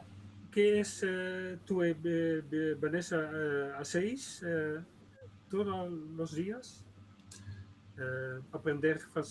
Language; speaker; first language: Spanish; non-native, learner; Dutch